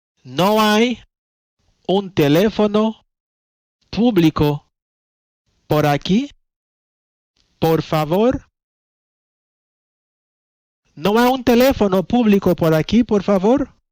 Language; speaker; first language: Spanish; non-native, fluent; Haitian Creole